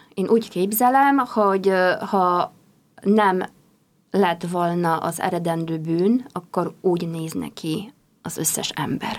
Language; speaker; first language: Hungarian; non-native, fluent; Polish